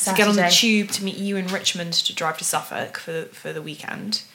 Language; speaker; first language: English; native; English